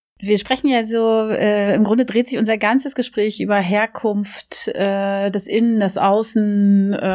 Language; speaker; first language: German; native; German